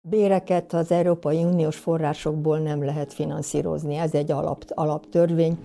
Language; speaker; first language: Hungarian; native; Hungarian